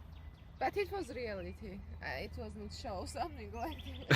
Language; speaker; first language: English; non-native, learner; Georgian